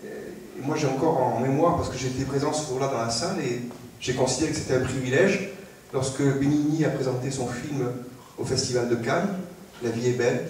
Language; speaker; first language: French; native; French